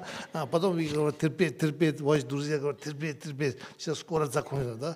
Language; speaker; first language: Russian; non-native, learner; Tibetan